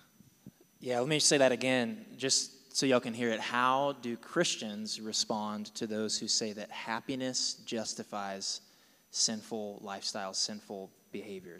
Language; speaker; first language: English; native; English